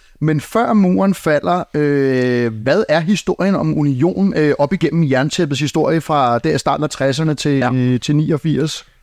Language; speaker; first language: Danish; native; Danish